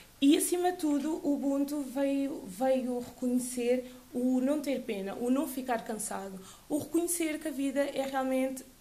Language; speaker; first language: Portuguese; early bilingual, other home language; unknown